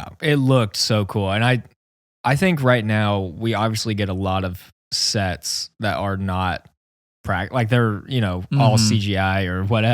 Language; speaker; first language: English; native; English